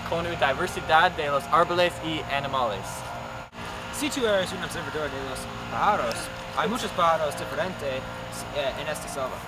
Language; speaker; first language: Spanish; non-native, learner; English